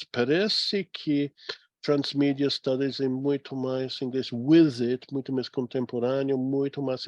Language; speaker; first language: Portuguese; non-native, fluent; English